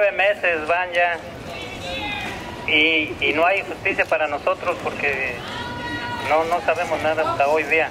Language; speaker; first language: Spanish; native; Spanish